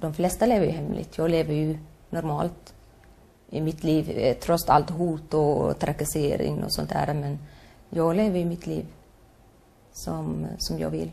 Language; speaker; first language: Swedish; non-native, fluent; Somali